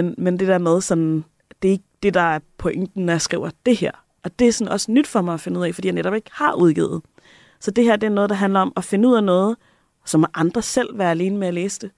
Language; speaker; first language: Danish; native; Danish